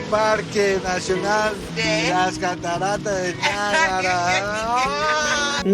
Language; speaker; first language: Spanish; native; Spanish